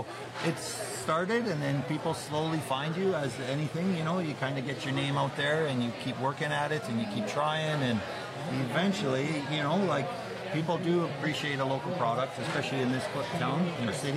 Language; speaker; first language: English; native; English